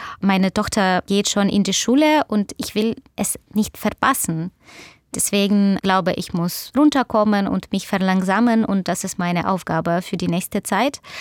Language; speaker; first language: German; non-native, fluent; Russian